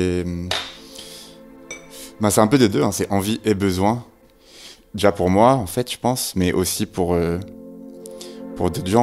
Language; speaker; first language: French; native; French